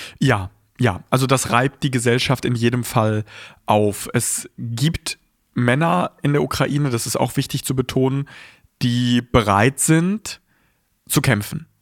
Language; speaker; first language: German; early bilingual, other home language; Russian